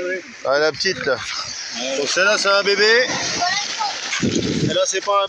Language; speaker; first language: French; native; French